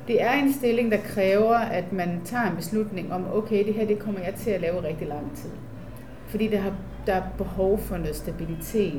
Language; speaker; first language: Danish; native; Danish